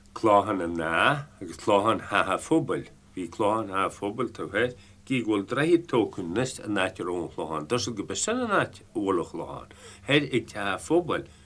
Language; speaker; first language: Irish; native; Irish